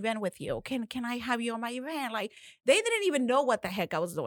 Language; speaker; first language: English; non-native, fluent; Spanish